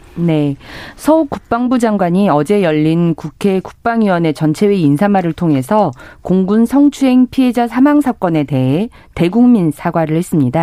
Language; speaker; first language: Korean; native; Korean